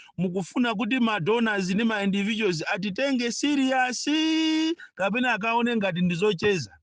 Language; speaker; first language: Nyanja; non-native, local second language; Yao